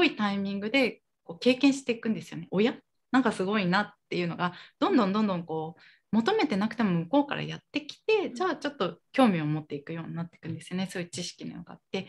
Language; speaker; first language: Japanese; native; Japanese